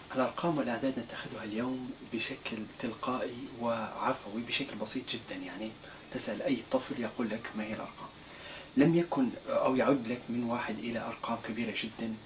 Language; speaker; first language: Arabic; non-native, local second language; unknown